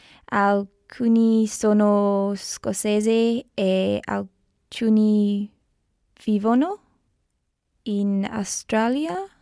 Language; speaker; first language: Italian; non-native, learner; English